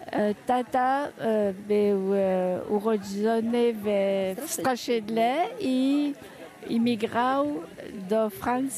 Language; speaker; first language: Polish; early bilingual, heritage; French